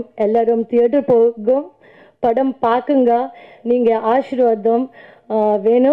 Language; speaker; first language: Tamil; non-native, learner; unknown